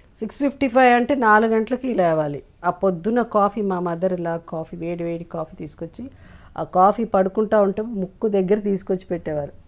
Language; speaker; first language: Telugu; native; Telugu